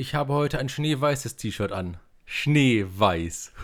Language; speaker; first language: German; native; German